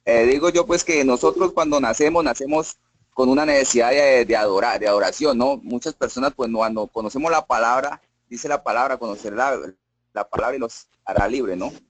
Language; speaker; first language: Spanish; native; Spanish